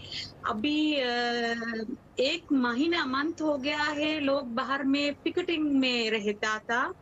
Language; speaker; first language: Hindi; non-native, learner; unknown